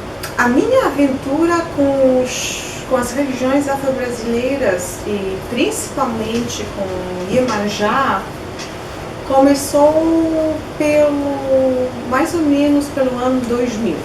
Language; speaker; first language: Portuguese; non-native, fluent; Polish